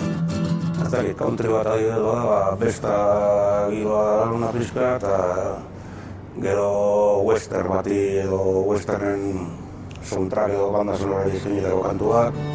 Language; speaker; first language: Basque; native; Basque